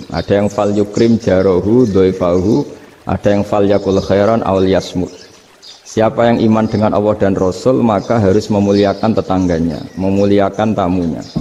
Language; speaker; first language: Indonesian; non-native, local second language; Javanese